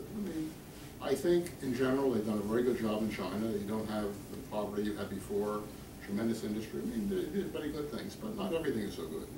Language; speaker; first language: English; native; English